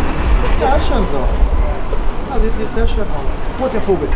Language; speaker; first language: German; native; German